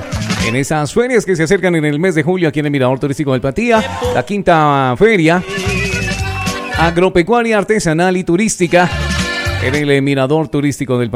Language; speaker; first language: Spanish; native; Spanish